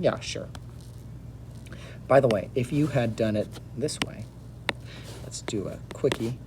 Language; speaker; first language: English; native; English